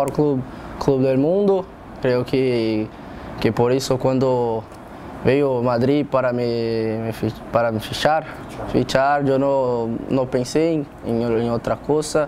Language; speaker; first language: Spanish; non-native, learner; Portuguese